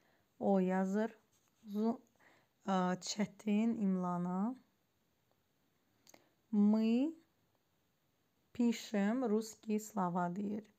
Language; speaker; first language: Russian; non-native, fluent; Azerbaijani